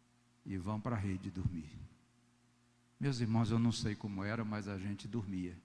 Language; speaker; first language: Portuguese; native; Portuguese